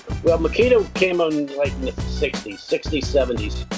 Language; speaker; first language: English; native; English